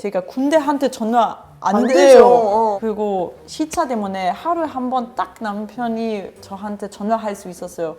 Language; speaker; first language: Korean; non-native, learner; German